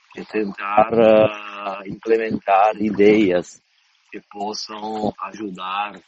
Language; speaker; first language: Portuguese; non-native, fluent; Italian